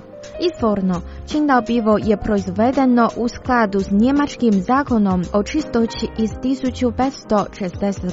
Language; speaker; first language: Croatian; non-native, fluent; Chinese